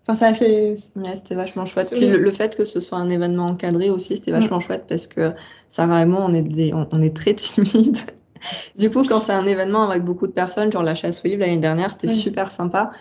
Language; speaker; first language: French; native; French